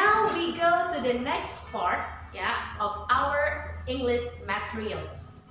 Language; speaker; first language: English; non-native, fluent; Indonesian